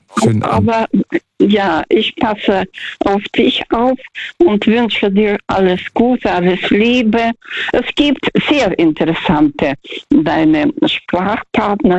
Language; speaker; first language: German; non-native, fluent; Russian